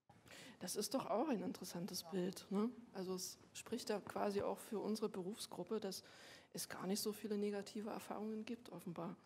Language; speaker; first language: German; native; German